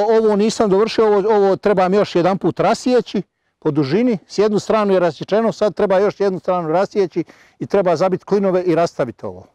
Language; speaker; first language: Bosnian; native; Bosnian